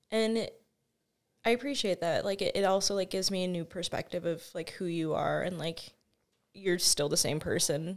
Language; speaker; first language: English; native; English